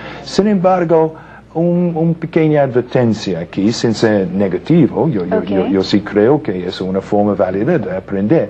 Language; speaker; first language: Spanish; non-native, fluent; English